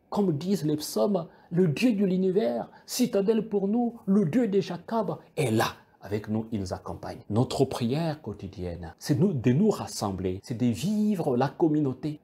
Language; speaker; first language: French; non-native, local second language; Kituba (Democratic Republic of Congo)